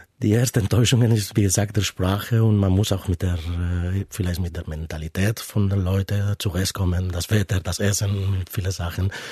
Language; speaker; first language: German; non-native, fluent; Spanish